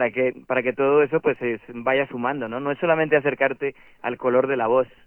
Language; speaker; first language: Spanish; native; Spanish